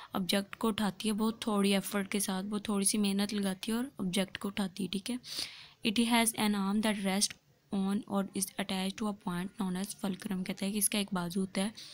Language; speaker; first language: Urdu; non-native, local second language; Punjabi